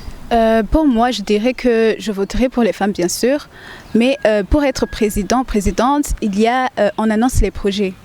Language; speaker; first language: French; non-native, local second language; Rundi